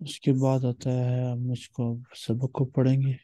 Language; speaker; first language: Urdu; native; Urdu